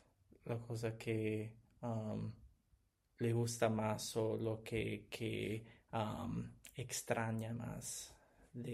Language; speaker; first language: Spanish; non-native, learner; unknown